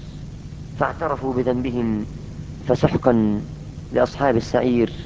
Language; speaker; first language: Arabic; native; Arabic